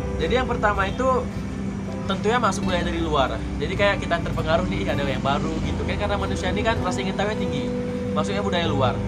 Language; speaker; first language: Indonesian; native; Indonesian